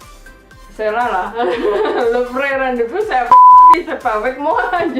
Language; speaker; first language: French; non-native, learner; Indonesian